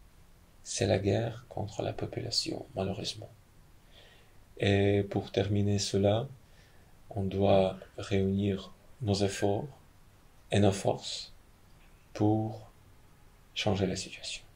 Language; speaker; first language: French; non-native, fluent; Ukrainian